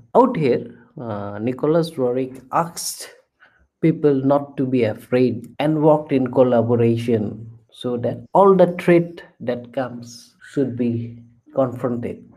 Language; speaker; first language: English; non-native, local second language; Assamese